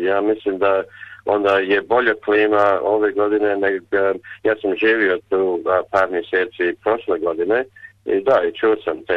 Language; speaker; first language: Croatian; early bilingual, heritage; Croatian